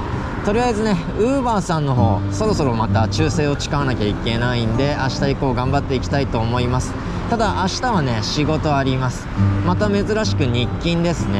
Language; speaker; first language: Japanese; native; Japanese